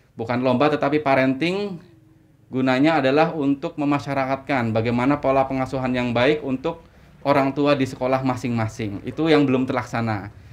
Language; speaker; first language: Indonesian; native; Indonesian